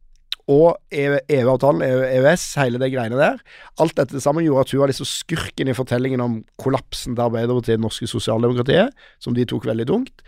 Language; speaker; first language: Norwegian; native; Norwegian